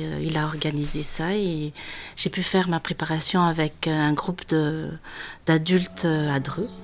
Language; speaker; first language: French; non-native, local second language; Malagasy